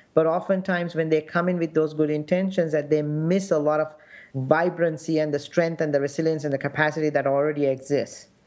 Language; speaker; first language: English; non-native, local second language; Sinhala